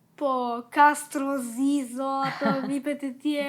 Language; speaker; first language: Albanian; early bilingual, heritage; Albanian